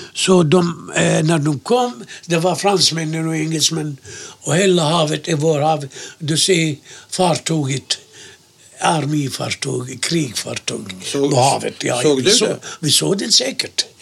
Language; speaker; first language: Swedish; non-native, fluent; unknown